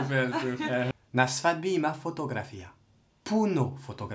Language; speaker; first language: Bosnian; non-native, learner; French